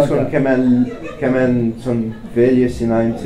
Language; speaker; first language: Danish; non-native, fluent; Romanian